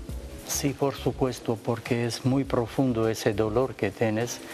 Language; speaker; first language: Spanish; non-native, learner; Armenian